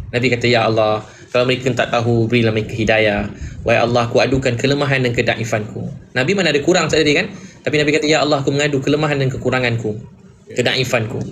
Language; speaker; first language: Malay; native; Malay